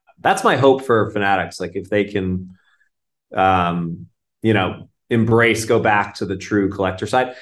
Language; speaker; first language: English; native; English